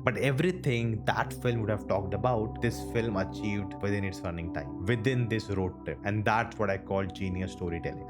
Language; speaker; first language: English; non-native, local second language; Hindi